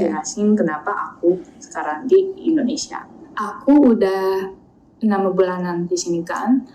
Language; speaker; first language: Indonesian; non-native, fluent; Japanese